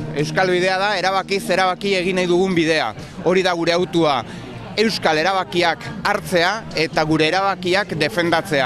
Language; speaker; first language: Basque; native; Basque